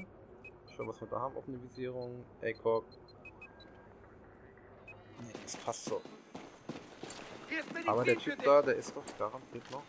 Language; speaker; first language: German; native; German